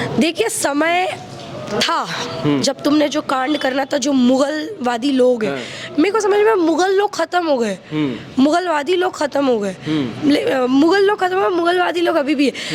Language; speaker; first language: Hindi; native; Hindi